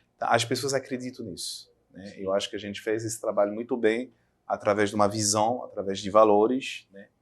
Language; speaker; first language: Portuguese; non-native, fluent; French